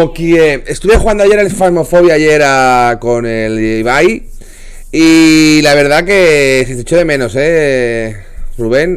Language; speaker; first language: Spanish; native; Spanish